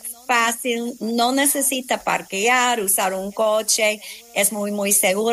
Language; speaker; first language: Spanish; non-native, fluent; English